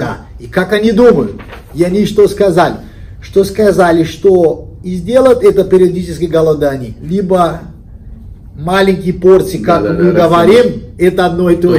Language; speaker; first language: Russian; non-native, learner; Portuguese